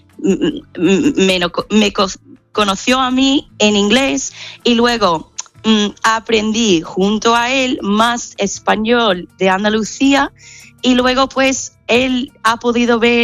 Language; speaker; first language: Spanish; non-native, fluent; English